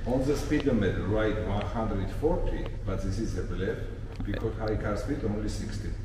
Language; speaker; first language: English; non-native, learner; Georgian